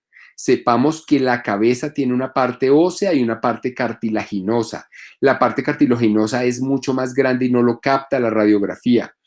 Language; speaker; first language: Spanish; native; Spanish